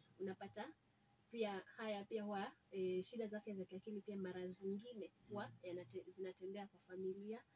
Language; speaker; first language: Swahili; non-native, local second language; Giryama